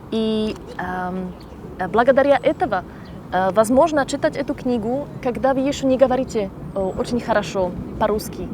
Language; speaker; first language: Russian; non-native, fluent; Slovak